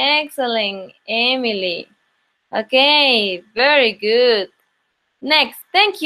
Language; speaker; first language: English; non-native, local second language; Spanish